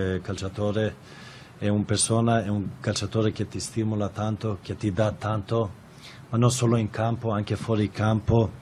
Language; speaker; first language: Italian; non-native, fluent; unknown